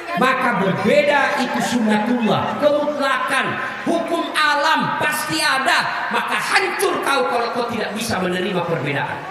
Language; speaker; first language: Indonesian; non-native, local second language; Buginese